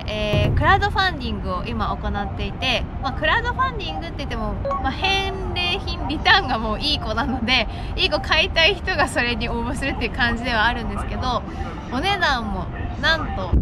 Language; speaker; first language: Japanese; native; Japanese